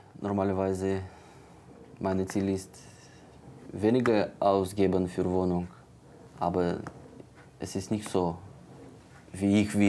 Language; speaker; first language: German; non-native, local second language; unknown